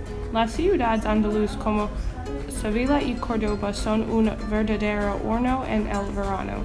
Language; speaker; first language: Spanish; non-native, learner; English